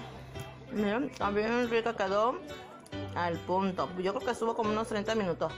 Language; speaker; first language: Spanish; native; Spanish